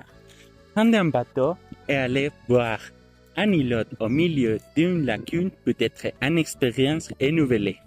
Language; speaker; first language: French; non-native, learner; Spanish